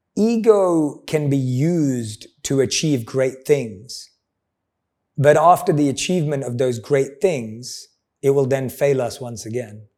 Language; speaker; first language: English; native; English